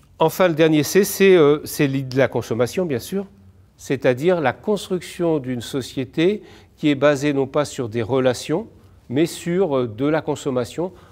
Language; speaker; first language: French; native; French